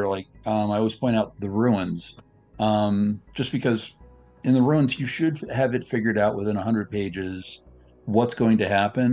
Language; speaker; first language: English; native; English